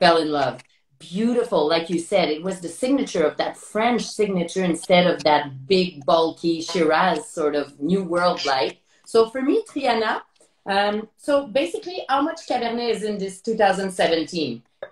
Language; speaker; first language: English; non-native, fluent; French